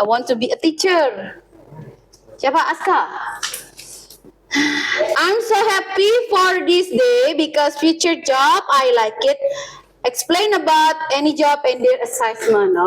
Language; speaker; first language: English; non-native, learner; Indonesian